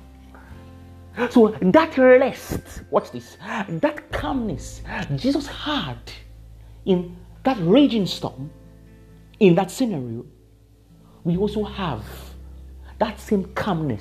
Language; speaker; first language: English; non-native, local second language; Yoruba